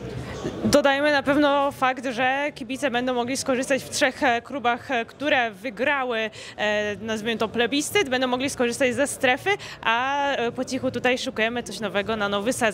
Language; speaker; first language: Polish; native; Polish